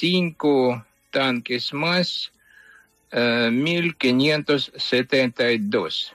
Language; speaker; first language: Spanish; non-native, fluent; Ukrainian